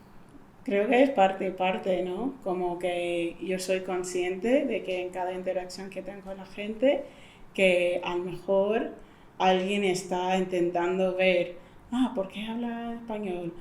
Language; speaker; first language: Spanish; non-native, fluent; English